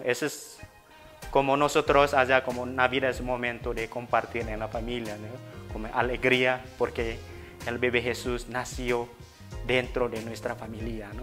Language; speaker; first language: Spanish; non-native, fluent; Indonesian